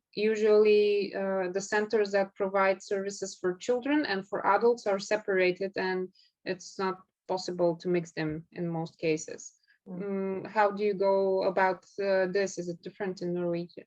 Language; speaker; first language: English; non-native, fluent; Bulgarian